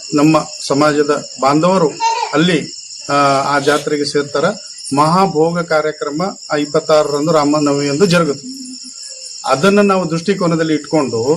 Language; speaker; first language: Kannada; non-native, local second language; Lambadi